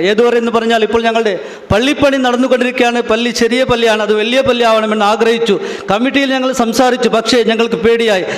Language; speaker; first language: Malayalam; non-native, local second language; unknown